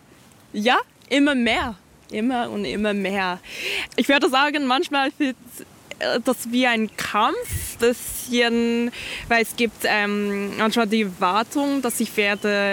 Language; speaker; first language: German; non-native, learner; Hungarian